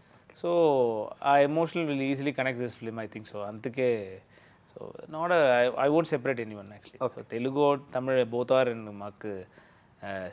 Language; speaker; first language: Telugu; non-native, learner; Tamil